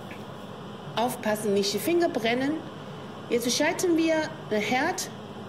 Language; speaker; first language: German; non-native, learner; Chinese